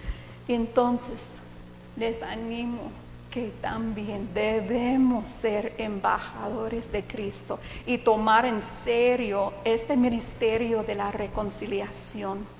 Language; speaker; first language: Spanish; non-native, fluent; English